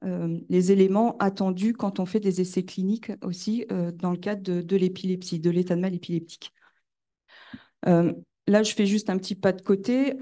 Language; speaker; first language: French; native; French